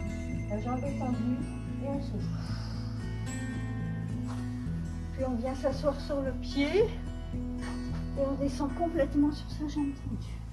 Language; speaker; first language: French; native; French